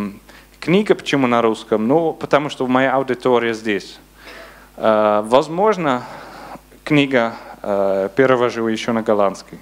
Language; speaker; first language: Russian; non-native, learner; Dutch